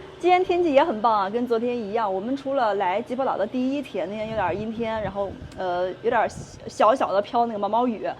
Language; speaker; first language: Chinese; native; Chinese